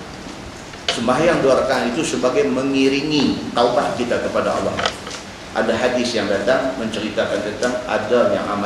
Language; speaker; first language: Malay; native; Malay